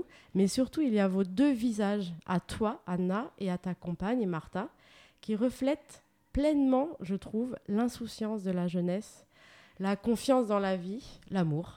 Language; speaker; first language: French; native; French